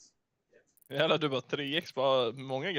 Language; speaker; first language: Swedish; native; Swedish